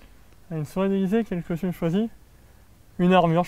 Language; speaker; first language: French; native; French